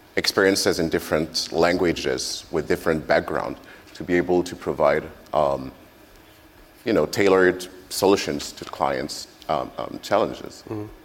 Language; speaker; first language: English; non-native, fluent; French